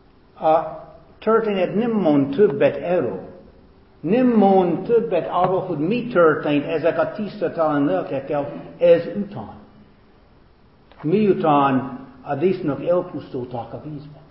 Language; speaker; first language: Hungarian; non-native, fluent; English